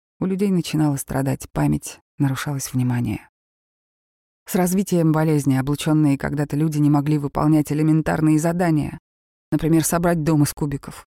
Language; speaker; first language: Russian; native; Russian